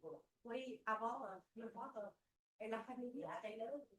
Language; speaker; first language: French; non-native, learner; Vietnamese